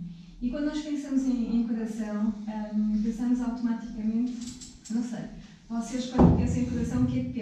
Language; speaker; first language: Portuguese; native; Portuguese